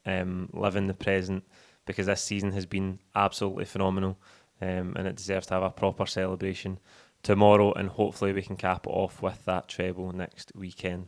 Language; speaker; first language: English; native; English